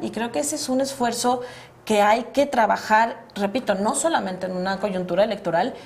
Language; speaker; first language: Spanish; native; Spanish